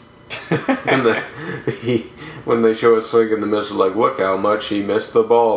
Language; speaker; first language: English; native; English